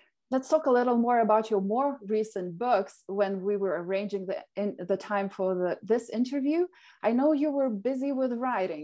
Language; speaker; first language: English; non-native, fluent; Lithuanian